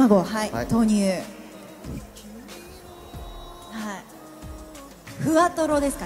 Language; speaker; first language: Japanese; native; Japanese